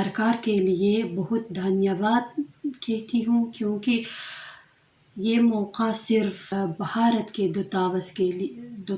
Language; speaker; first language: Hindi; non-native, fluent; Tajik